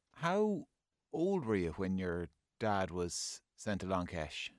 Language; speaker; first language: English; native; English